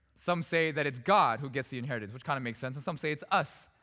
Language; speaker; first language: English; early bilingual, other home language; Korean